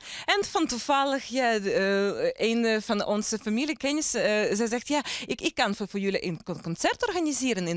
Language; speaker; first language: Dutch; non-native, learner; Ukrainian